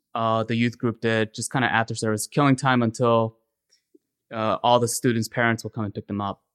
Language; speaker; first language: English; native; English